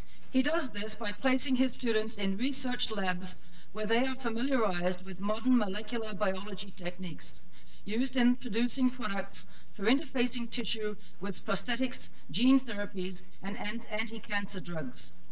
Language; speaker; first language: English; native; English